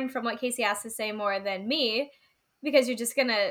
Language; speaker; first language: English; native; English